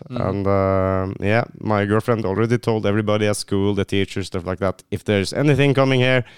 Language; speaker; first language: English; non-native, fluent; Norwegian